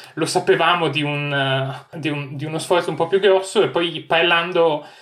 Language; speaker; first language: Italian; native; Italian